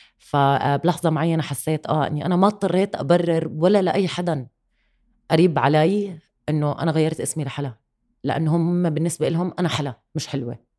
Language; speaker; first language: Arabic; native; Arabic